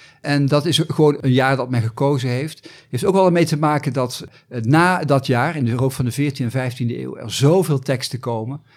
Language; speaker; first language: Dutch; native; Dutch